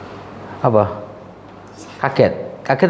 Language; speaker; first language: Indonesian; native; Indonesian